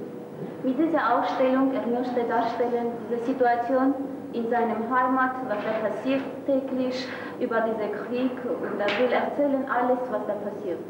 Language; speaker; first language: German; non-native, learner; Russian